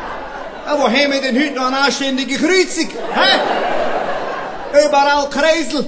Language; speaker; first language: German; native; German